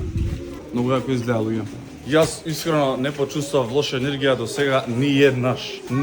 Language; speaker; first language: Macedonian; native; Macedonian